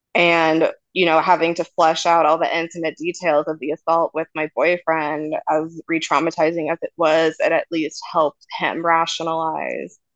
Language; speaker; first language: English; native; English